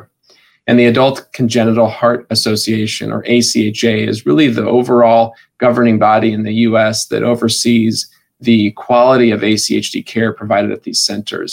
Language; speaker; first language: English; native; English